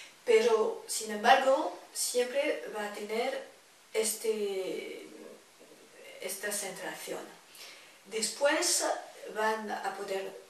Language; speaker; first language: Spanish; non-native, fluent; French